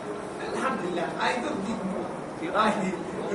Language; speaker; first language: English; non-native, learner; Arabic